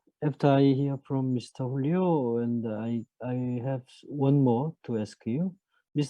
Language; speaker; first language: English; non-native, learner; Korean